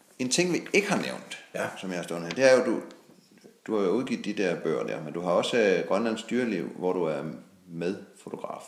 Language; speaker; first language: Danish; native; Danish